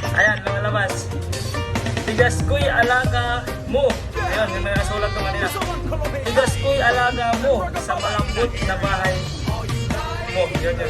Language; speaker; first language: Filipino; non-native, local second language; Waray